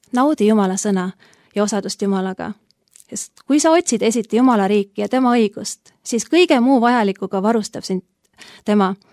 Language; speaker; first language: Estonian; native; Estonian